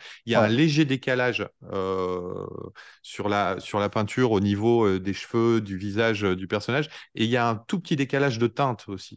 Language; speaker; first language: French; native; French